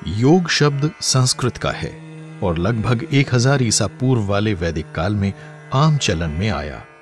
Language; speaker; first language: Hindi; native; Hindi